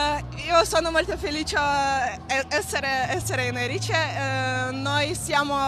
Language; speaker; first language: Italian; non-native, learner; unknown